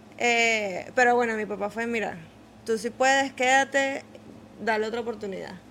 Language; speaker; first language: Spanish; native; Spanish